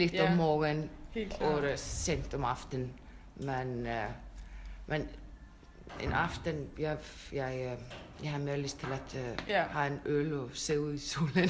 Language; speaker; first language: Danish; non-native, learner; Icelandic